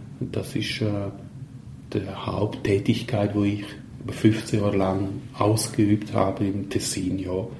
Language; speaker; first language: German; non-native, local second language; Italian